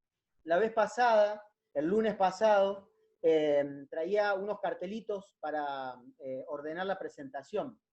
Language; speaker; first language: Spanish; native; Spanish